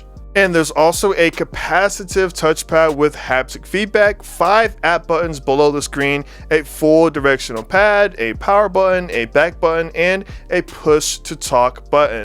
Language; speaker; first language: English; native; English